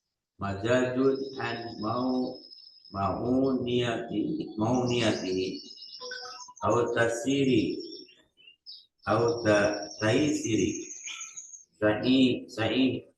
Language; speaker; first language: Arabic; non-native, learner; Indonesian